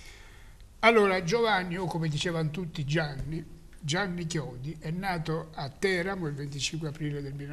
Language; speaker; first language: Italian; native; Italian